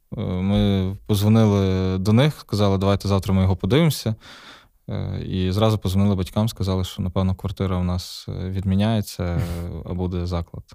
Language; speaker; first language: Ukrainian; native; Ukrainian